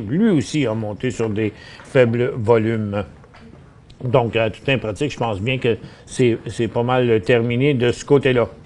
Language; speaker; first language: French; native; French